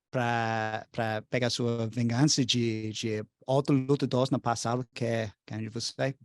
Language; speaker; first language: Portuguese; non-native, learner; English